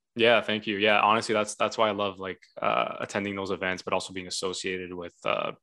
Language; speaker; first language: English; native; English